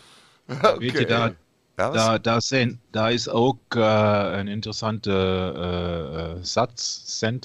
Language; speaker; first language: Dutch; non-native, learner; German